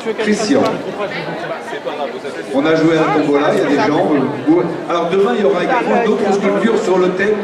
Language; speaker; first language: French; native; French